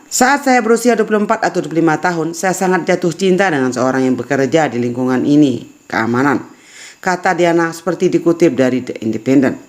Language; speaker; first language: Indonesian; native; Indonesian